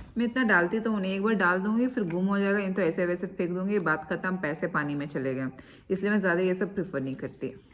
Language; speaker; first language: Hindi; non-native, local second language; Kannada